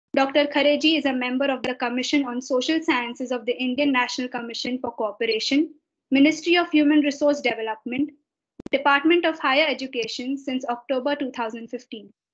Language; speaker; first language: English; non-native, local second language; Marathi